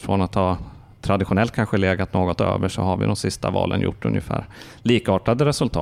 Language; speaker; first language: Swedish; native; Swedish